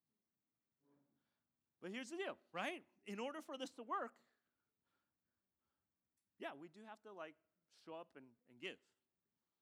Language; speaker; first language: English; native; English